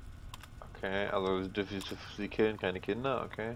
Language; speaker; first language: German; native; German